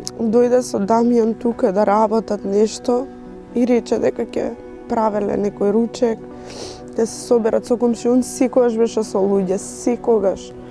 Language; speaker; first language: Macedonian; non-native, local second language; Romany